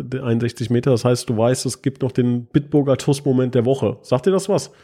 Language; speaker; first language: German; non-native, fluent; Arabic